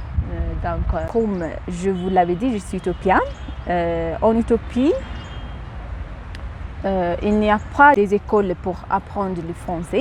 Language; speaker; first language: French; non-native, fluent; Amharic